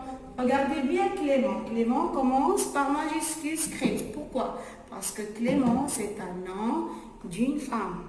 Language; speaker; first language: French; non-native, local second language; Arabic